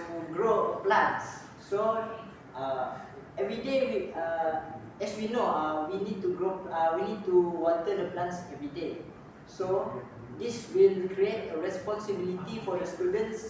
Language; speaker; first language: English; non-native, local second language; Malay